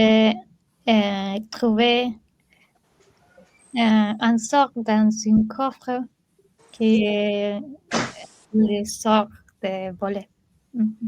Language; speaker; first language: French; non-native, learner; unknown